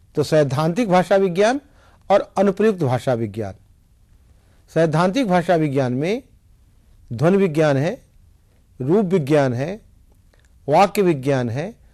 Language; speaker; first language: Hindi; native; Hindi